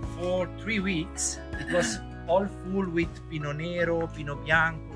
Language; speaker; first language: English; non-native, learner; Italian